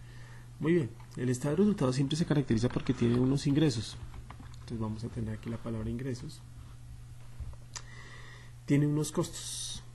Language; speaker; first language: Spanish; native; Spanish